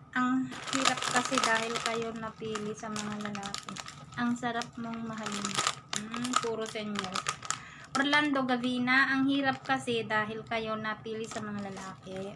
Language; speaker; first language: Filipino; non-native, local second language; Iloko